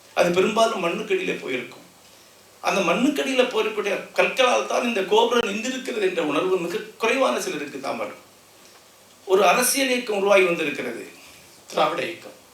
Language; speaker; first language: Tamil; non-native, local second language; Malayalam